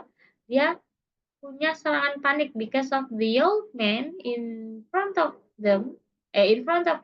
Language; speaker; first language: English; non-native, learner; Indonesian